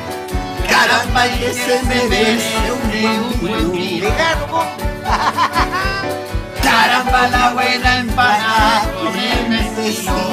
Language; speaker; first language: Spanish; native; Spanish